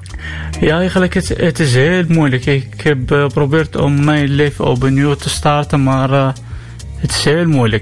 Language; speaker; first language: Dutch; non-native, learner; Arabic